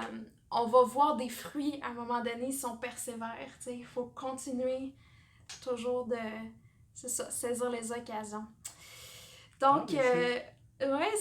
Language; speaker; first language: French; native; French